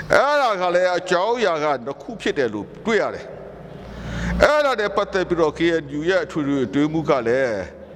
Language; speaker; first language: Burmese; non-native, local second language; S'gaw Karen